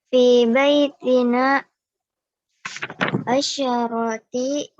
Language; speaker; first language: Arabic; non-native, learner; Indonesian